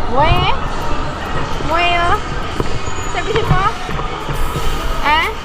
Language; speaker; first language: Korean; non-native, learner; Filipino